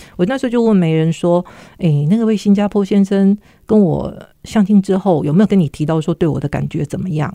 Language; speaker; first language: Chinese; native; Chinese